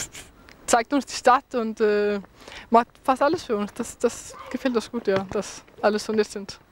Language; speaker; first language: German; non-native, fluent; Danish